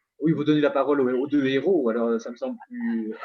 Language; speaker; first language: French; native; French